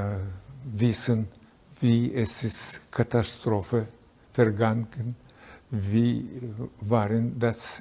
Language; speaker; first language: German; non-native, learner; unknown